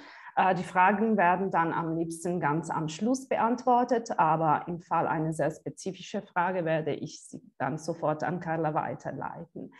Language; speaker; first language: German; non-native, fluent; Italian